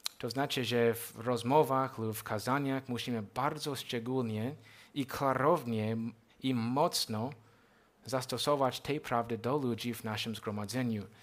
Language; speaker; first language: Polish; non-native, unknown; English